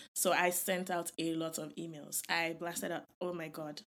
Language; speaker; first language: English; non-native, local second language; Yoruba